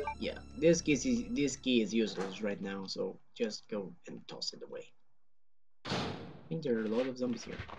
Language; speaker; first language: English; non-native, fluent; Portuguese